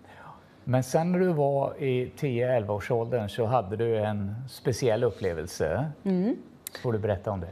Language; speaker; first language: Swedish; native; Swedish